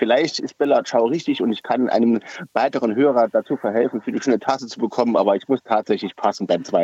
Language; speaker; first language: German; native; German